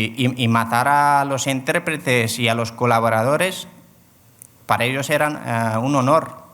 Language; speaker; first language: Spanish; non-native, fluent; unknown